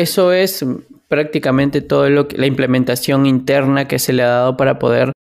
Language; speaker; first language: Spanish; native; Spanish